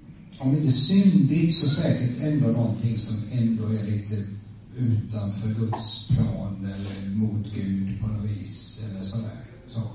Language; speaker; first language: Swedish; native; Swedish